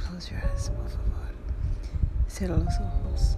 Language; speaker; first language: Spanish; non-native, learner; English